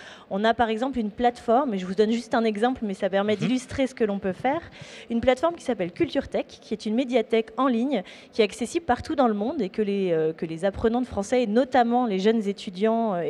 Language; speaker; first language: French; native; French